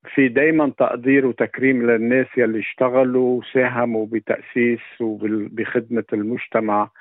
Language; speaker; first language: Arabic; native; Arabic